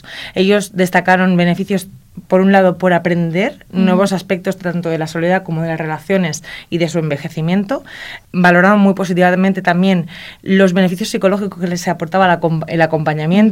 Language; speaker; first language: Spanish; native; Spanish